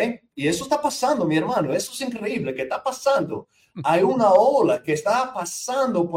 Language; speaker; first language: Spanish; non-native, fluent; English